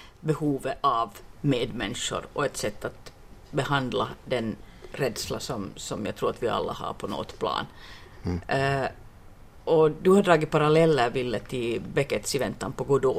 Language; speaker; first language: Swedish; native; Swedish